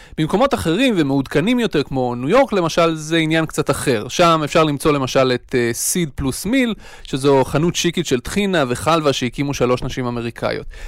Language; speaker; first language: Hebrew; native; Hebrew